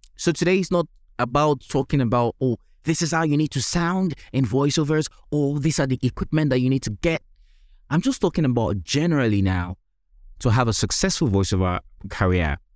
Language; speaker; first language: English; non-native, local second language; Yoruba